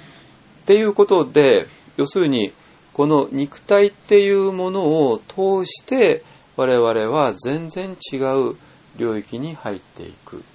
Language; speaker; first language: Japanese; native; Japanese